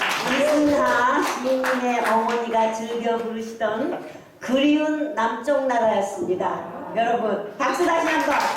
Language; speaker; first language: Korean; native; Korean